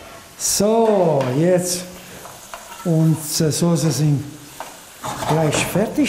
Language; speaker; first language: German; non-native, learner; Italian